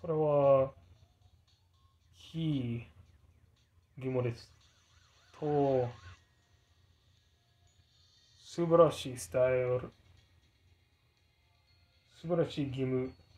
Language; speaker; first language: Japanese; non-native, learner; English